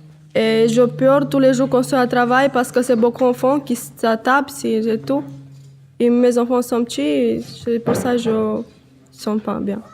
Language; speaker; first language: French; non-native, learner; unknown